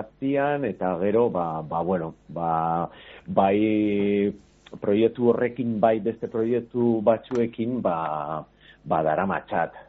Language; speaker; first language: Basque; non-native, local second language; Spanish